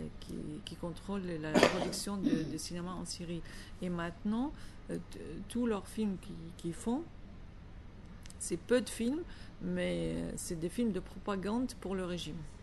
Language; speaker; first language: French; non-native, fluent; Arabic